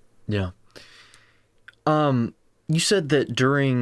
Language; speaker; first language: English; native; English